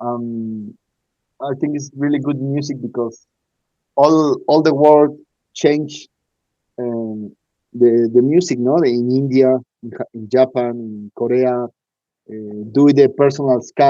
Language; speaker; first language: English; non-native, learner; Spanish